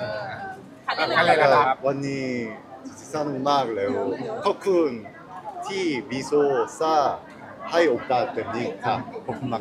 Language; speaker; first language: Thai; non-native, learner; Korean